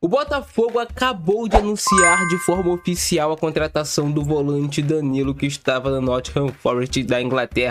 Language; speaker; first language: Portuguese; native; Portuguese